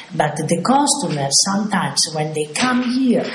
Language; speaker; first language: English; non-native, fluent; Italian